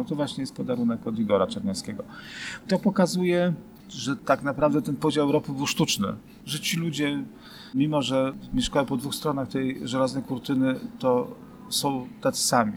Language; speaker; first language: Polish; native; Polish